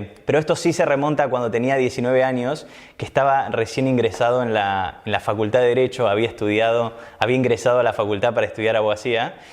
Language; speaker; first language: Spanish; native; Spanish